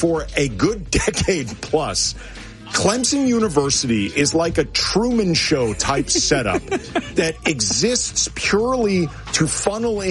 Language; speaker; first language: English; native; English